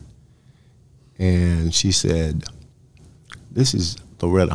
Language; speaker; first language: English; native; English